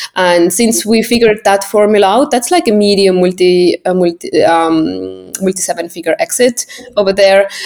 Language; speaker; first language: English; non-native, fluent; Estonian